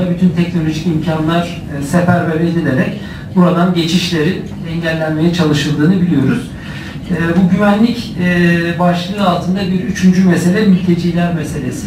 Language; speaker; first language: Turkish; native; Turkish